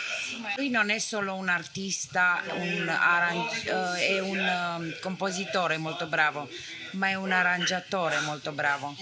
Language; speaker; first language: Italian; non-native, fluent; Romanian